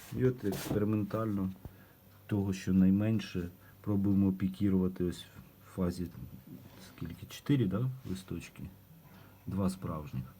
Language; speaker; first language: Ukrainian; native; Ukrainian